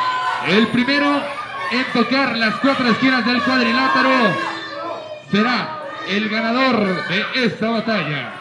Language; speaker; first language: Spanish; native; Spanish